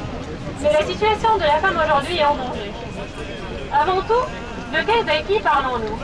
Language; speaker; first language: French; non-native, local second language; Arabic